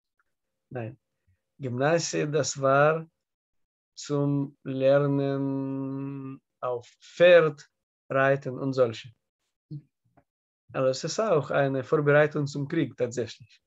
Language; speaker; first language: German; non-native, learner; Russian